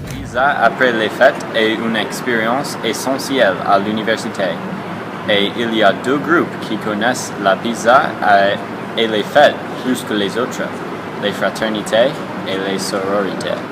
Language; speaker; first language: French; non-native, learner; English